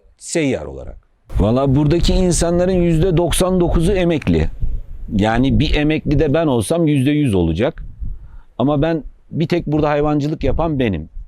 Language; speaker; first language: Turkish; native; Turkish